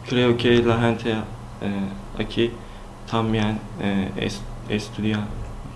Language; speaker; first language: Spanish; non-native, learner; Turkish